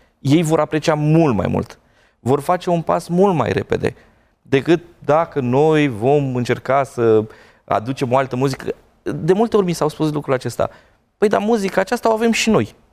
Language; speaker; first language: Romanian; native; Romanian